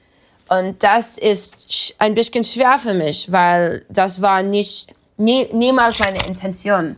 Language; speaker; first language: German; non-native, learner; English